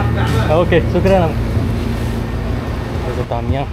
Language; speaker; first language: Arabic; non-native, learner; Nepali